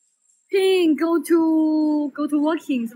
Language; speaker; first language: English; non-native, learner; Chinese